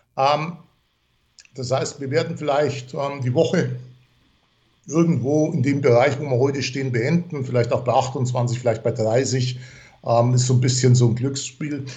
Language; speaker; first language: German; non-native, fluent; English